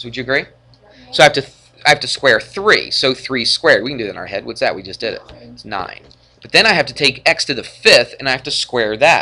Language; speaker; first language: English; native; English